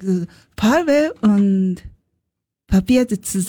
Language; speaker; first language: German; non-native, learner; Japanese